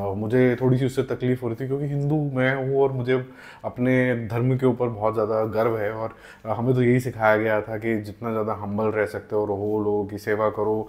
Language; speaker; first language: Hindi; non-native, local second language; Punjabi